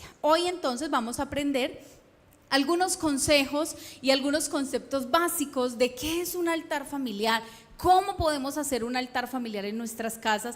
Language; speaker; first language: Spanish; native; Spanish